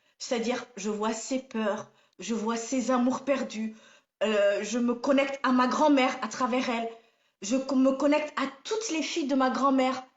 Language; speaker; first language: French; non-native, local second language; Somali